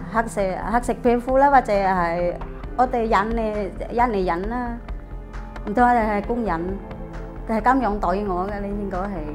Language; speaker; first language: Chinese; non-native, fluent; Indonesian